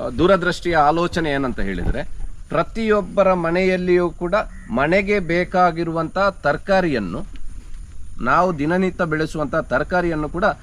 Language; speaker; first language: Kannada; native; Kannada